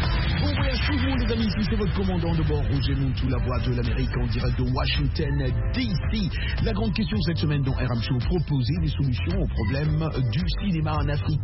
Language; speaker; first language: French; native; French